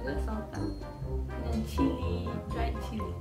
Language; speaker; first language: Korean; non-native, learner; Malay